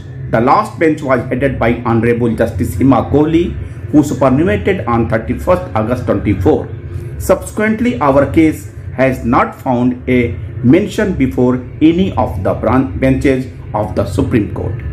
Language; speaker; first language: English; non-native, local second language; Hindi